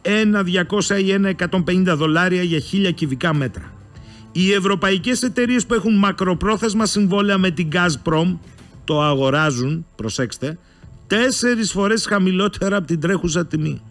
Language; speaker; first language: Greek; native; Greek